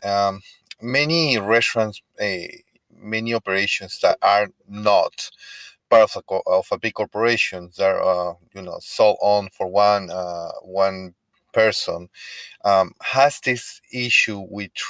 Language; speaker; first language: English; non-native, fluent; Spanish